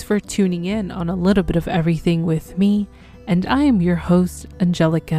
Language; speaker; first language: English; early bilingual, other home language; Spanish